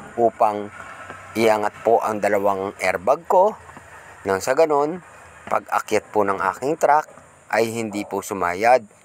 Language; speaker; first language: Filipino; non-native, local second language; Pampanga